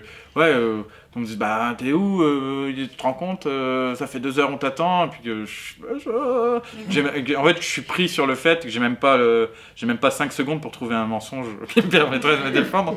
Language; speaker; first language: French; native; French